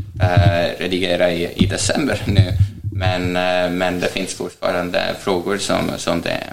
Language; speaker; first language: Swedish; non-native, fluent; Estonian